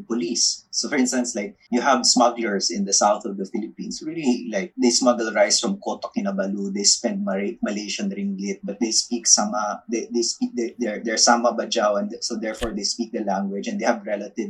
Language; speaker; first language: English; non-native, local second language; Filipino